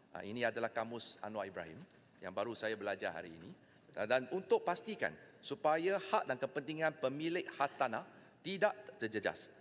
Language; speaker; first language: Malay; non-native, local second language; Chinese